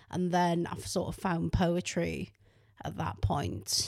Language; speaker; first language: English; native; English